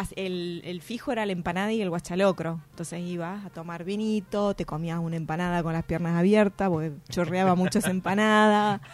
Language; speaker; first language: Spanish; native; Spanish